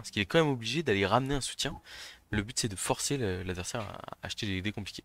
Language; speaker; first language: French; native; French